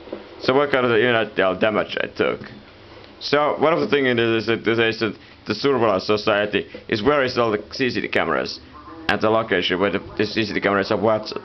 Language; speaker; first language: English; non-native, fluent; Italian